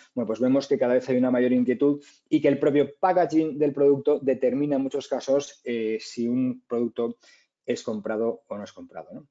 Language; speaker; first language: Spanish; native; Spanish